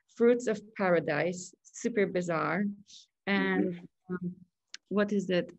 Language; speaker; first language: English; non-native, fluent; Polish